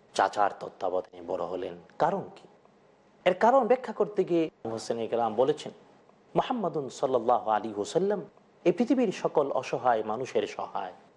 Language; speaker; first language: Bangla; native; Bangla